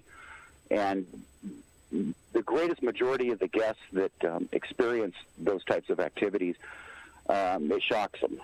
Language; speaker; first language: English; native; English